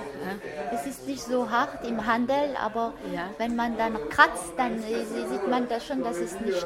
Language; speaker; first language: German; non-native, fluent; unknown